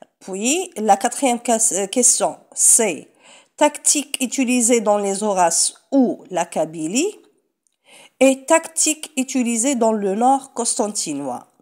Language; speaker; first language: French; non-native, local second language; Arabic